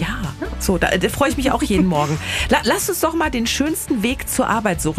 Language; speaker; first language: German; native; German